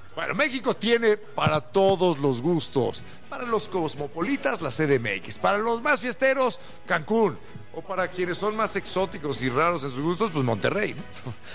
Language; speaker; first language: Spanish; native; Spanish